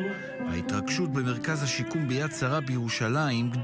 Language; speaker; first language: Hebrew; native; Hebrew